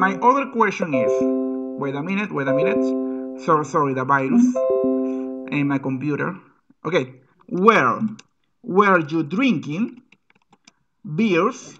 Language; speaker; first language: English; non-native, fluent; Spanish